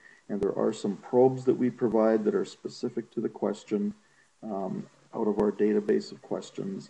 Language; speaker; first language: English; native; English